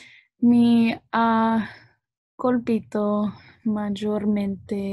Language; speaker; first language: Italian; non-native, learner; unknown